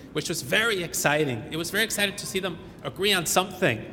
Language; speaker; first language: English; early bilingual, other home language; Spanish